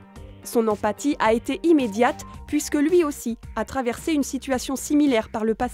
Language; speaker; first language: French; native; French